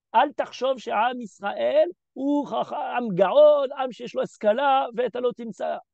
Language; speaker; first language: Hebrew; early bilingual, heritage; French